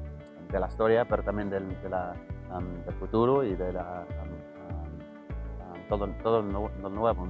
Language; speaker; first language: Spanish; early bilingual, heritage; Spanish